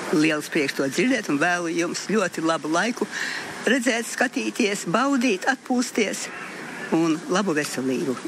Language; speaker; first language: Latvian; early bilingual, heritage; Latvian